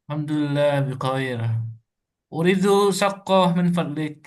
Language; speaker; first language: Arabic; non-native, learner; Indonesian